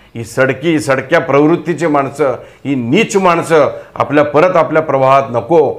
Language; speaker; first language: Marathi; non-native, local second language; Telugu